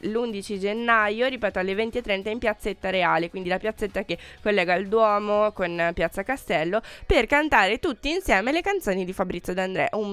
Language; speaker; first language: Italian; native; Italian